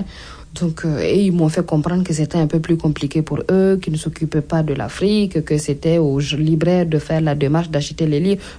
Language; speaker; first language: French; non-native, local second language; Mossi